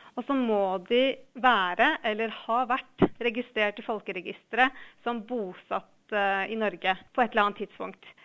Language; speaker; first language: Norwegian; native; Norwegian